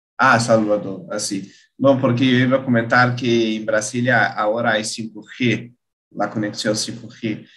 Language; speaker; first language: Spanish; non-native, learner; Portuguese